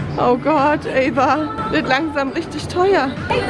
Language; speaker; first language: German; native; German